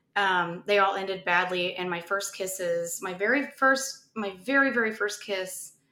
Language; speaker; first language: English; native; English